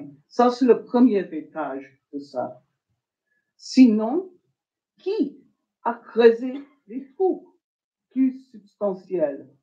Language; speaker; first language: French; non-native, fluent; English